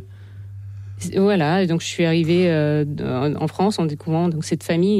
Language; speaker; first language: French; non-native, fluent; Russian